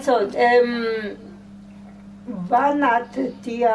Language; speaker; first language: German; non-native, fluent; Italian